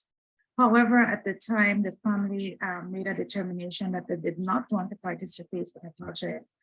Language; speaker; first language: English; native; English